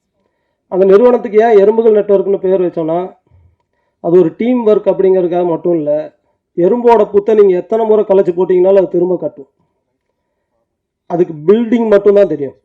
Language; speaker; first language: Tamil; native; Tamil